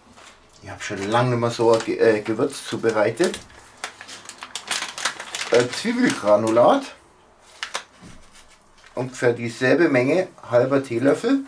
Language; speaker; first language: German; native; German